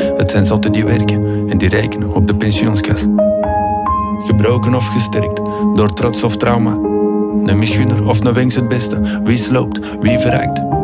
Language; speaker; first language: Dutch; native; Dutch